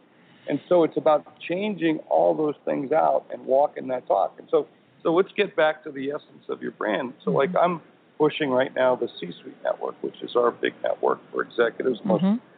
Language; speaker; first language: English; native; English